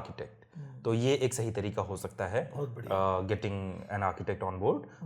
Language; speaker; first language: Hindi; native; Hindi